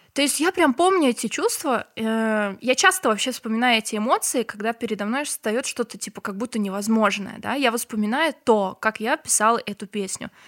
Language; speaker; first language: Russian; non-native, local second language; Turkmen